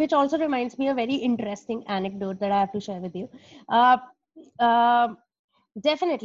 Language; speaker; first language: English; non-native, local second language; Hindi